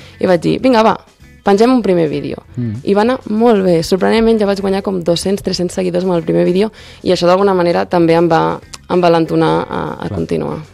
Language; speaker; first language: Catalan; native; Catalan